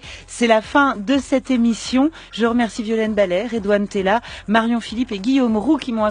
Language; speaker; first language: French; native; French